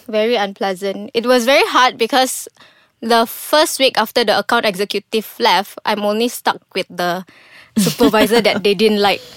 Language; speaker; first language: English; non-native, local second language; Malay